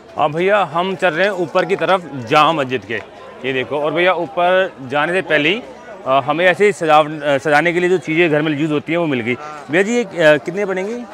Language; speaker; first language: Hindi; native; Hindi